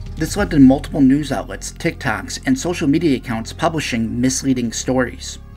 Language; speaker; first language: English; native; English